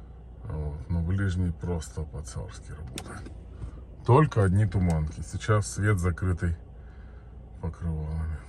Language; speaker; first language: Russian; native; Russian